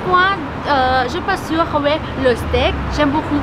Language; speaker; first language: French; non-native, learner; Thai